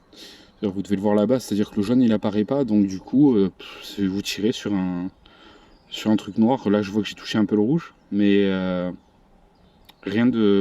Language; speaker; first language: French; native; French